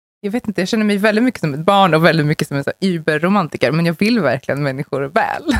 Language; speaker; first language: Swedish; native; Swedish